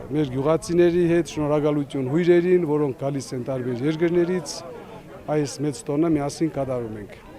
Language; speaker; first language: Armenian; native; Armenian